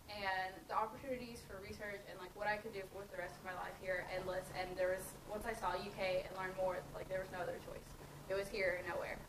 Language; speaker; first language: English; native; English